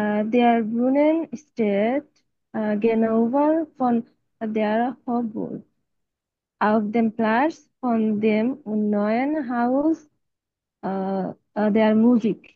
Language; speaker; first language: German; non-native, learner; Bangla